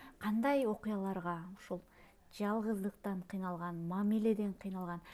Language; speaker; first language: Kyrgyz; native; Kyrgyz